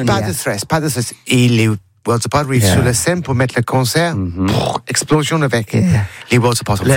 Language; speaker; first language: French; non-native, learner; English